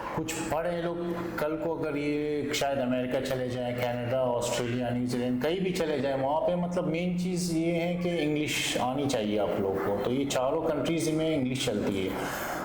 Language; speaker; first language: Urdu; non-native, local second language; Hazaragi